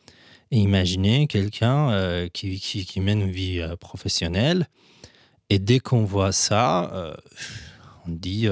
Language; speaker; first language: French; non-native, fluent; Persian